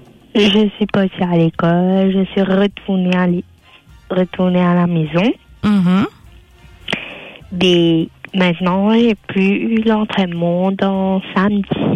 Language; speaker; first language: French; non-native, local second language; Morisyen